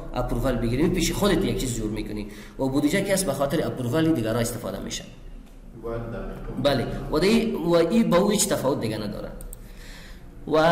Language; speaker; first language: Persian; non-native, local second language; Pashto